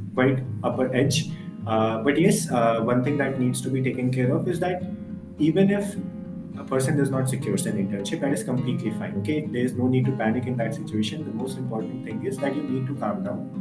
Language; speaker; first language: English; non-native, local second language; Hindi